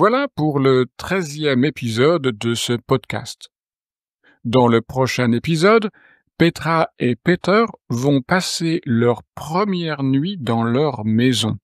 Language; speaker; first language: French; native; French